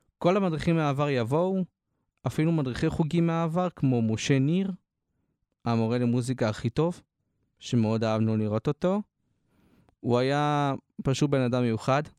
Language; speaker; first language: Hebrew; native; Hebrew